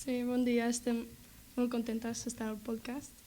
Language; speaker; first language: Catalan; non-native, learner; English